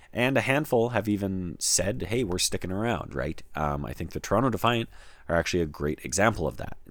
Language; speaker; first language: English; native; English